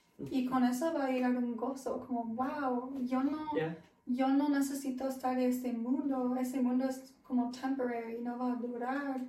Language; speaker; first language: Spanish; non-native, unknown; English